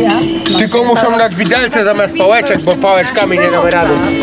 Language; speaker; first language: Polish; native; Polish